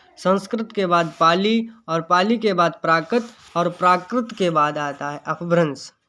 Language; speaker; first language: Hindi; native; Hindi